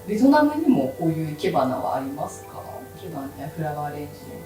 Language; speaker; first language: Japanese; native; Japanese